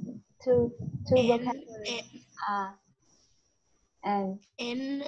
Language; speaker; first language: English; non-native, learner; Vietnamese